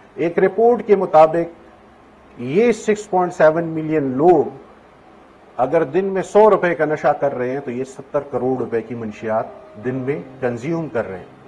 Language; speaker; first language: Urdu; non-native, local second language; Pashto